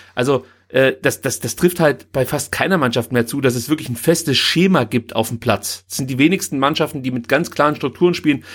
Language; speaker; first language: German; native; German